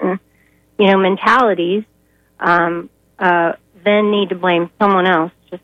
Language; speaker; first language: English; native; English